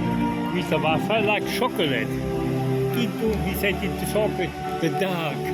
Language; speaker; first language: English; non-native, learner; German